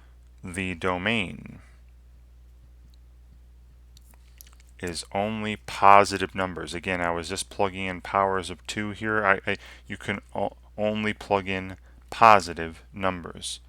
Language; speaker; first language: English; native; English